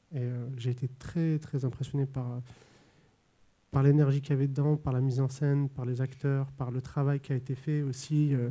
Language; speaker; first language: French; native; French